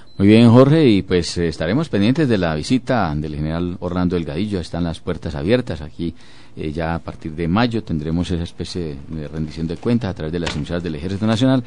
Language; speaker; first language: Spanish; native; Spanish